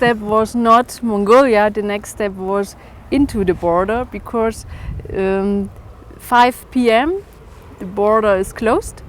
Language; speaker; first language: English; non-native, learner; German